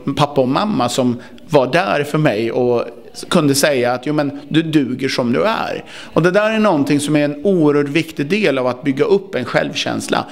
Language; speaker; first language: Swedish; early bilingual, other home language; Turkish